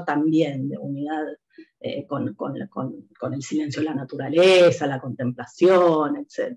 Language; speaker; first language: Spanish; native; Spanish